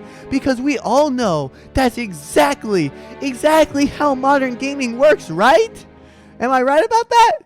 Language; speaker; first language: English; native; English